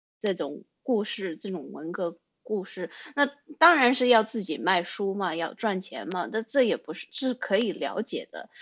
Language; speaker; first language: Chinese; early bilingual, heritage; Chinese